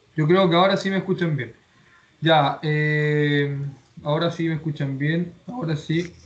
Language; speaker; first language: Spanish; native; Spanish